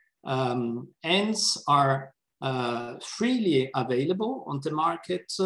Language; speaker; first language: English; non-native, fluent; Italian